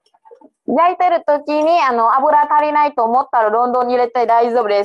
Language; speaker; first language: Japanese; non-native, learner; Vietnamese